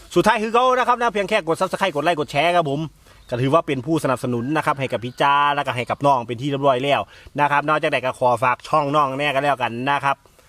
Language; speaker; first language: Thai; native; Thai